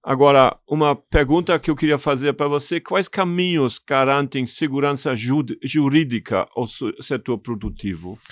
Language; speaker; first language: Portuguese; non-native, fluent; German